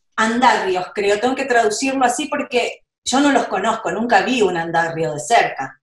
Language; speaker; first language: English; non-native, learner; Spanish